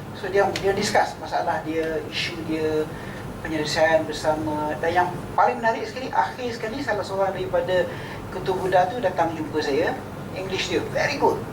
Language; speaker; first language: Malay; native; Malay